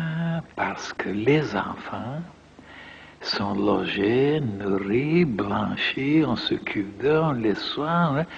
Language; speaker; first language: French; non-native, fluent; Bulgarian